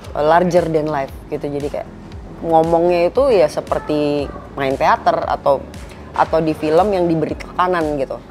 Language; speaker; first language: Indonesian; non-native, local second language; Javanese